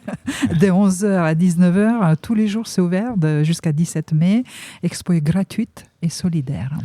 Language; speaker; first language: French; native; French